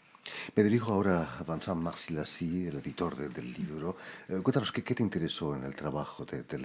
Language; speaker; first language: Spanish; native; Spanish